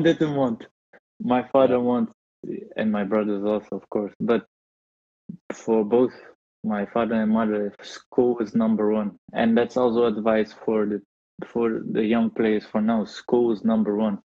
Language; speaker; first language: English; non-native, fluent; Dutch